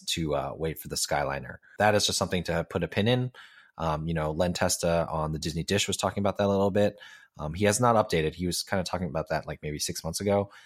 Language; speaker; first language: English; non-native, local second language; Cantonese